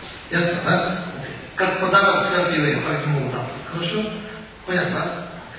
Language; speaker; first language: Russian; non-native, learner; Tibetan